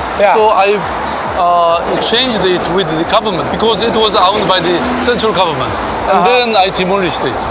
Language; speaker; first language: English; non-native, learner; Korean